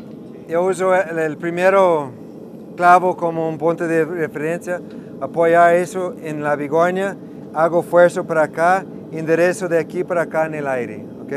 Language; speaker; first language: Spanish; non-native, fluent; English